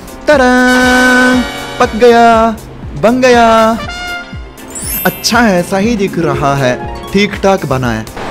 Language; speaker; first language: Hindi; non-native, fluent; Japanese